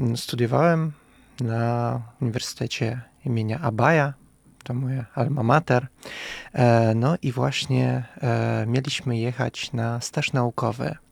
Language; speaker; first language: Polish; non-native, fluent; Russian